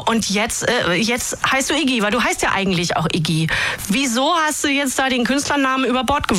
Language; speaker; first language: German; native; German